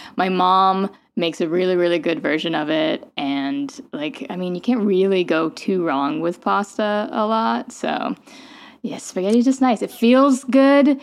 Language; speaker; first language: English; native; English